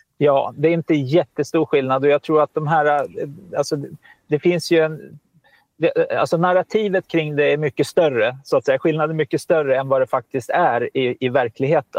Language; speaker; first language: Swedish; native; Swedish